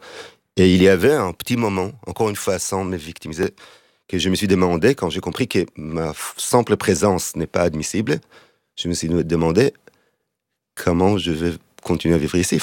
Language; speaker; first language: French; non-native, fluent; Hebrew